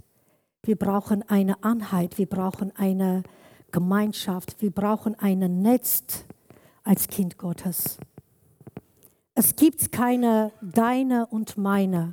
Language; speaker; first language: German; non-native, learner; Kurdish